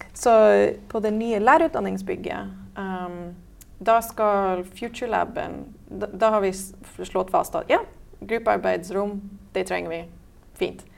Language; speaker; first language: Norwegian; native; Norwegian